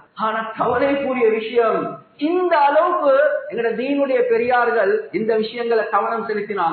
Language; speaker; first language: Tamil; native; Tamil